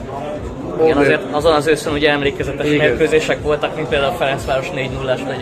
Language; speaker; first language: Hungarian; native; Hungarian